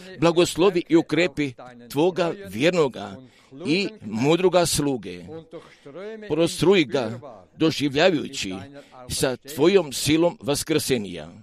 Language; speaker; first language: Croatian; early bilingual, heritage; Serbian